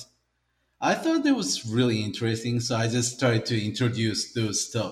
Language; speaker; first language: English; native; English